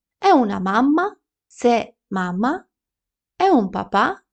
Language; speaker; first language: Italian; non-native, fluent; Ukrainian